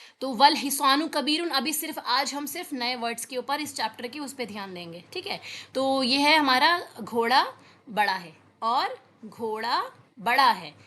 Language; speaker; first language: Urdu; native; Urdu